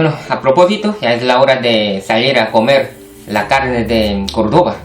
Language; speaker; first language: Spanish; non-native, fluent; Korean